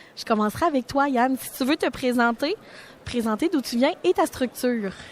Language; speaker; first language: French; native; French